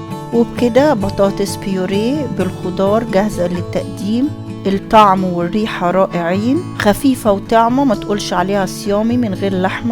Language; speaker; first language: Arabic; native; Arabic